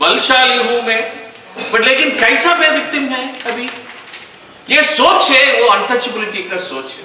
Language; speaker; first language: Hindi; non-native, local second language; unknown